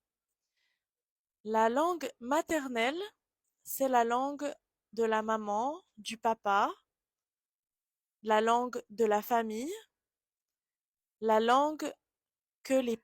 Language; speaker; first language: French; native; French